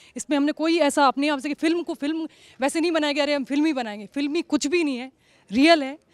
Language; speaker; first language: Hindi; native; Hindi